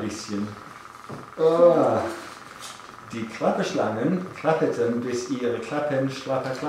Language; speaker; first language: German; non-native, learner; English